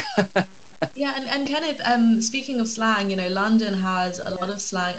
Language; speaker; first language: English; native; English